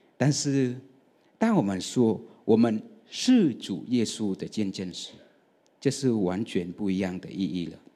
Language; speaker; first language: Chinese; non-native, fluent; Vietnamese